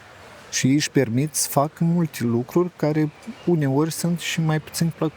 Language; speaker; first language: Romanian; native; Romanian